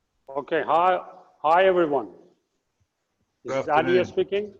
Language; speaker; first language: English; non-native, fluent; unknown